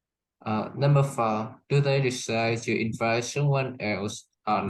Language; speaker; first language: English; non-native, learner; Vietnamese